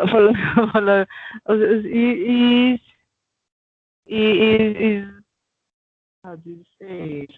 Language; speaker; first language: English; non-native, learner; Spanish